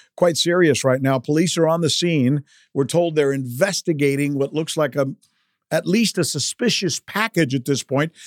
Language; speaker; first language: English; early bilingual, other home language; Spanish